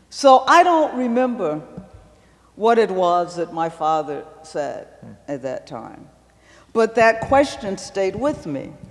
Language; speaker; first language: English; native; English